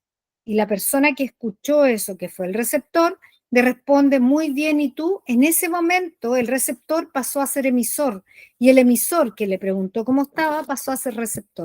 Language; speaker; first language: Spanish; native; Spanish